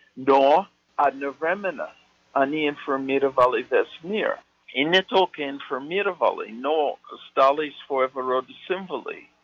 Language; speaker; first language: Russian; non-native, fluent; English